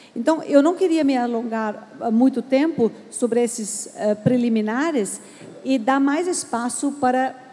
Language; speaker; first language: Portuguese; non-native, fluent; German